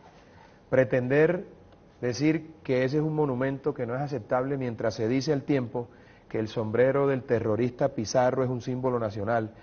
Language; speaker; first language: Spanish; native; Spanish